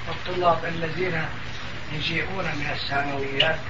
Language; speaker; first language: Arabic; non-native, fluent; Turkish